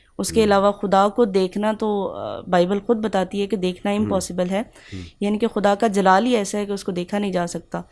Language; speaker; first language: Urdu; native; Urdu